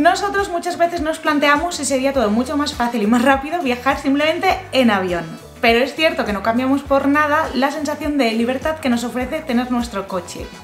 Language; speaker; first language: Spanish; native; Spanish